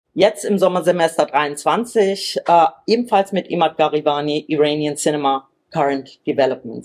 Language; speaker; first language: German; native; German